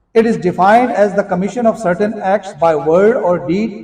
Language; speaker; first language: English; non-native, local second language; Urdu